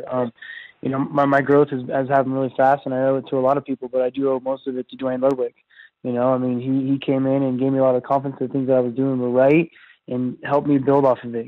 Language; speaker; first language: English; native; English